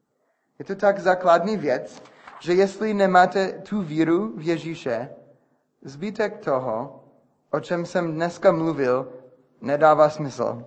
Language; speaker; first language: Czech; non-native, fluent; English